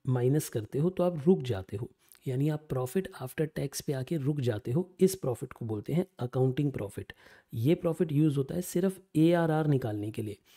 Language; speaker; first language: Hindi; native; Hindi